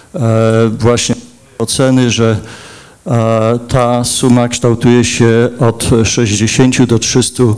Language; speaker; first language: Polish; native; Polish